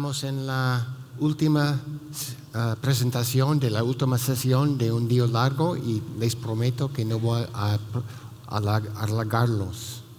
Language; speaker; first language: Spanish; non-native, fluent; English